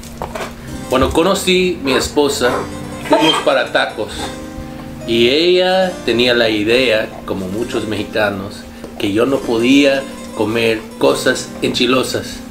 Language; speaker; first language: Spanish; non-native, fluent; English